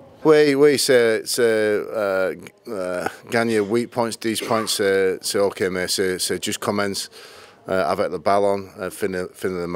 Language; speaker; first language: French; non-native, learner; English